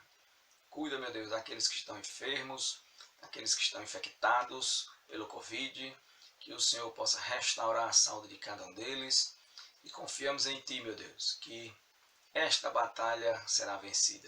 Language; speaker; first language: Portuguese; native; Portuguese